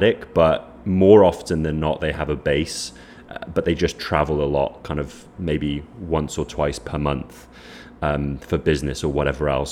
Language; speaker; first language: English; native; English